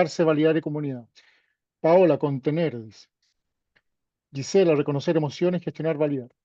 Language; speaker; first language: Spanish; native; Spanish